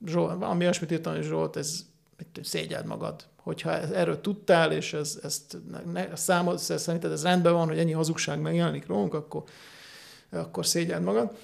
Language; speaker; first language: Hungarian; native; Hungarian